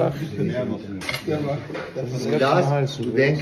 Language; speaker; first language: German; non-native, learner; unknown